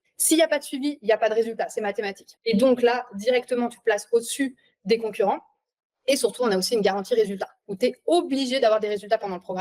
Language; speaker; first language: French; native; French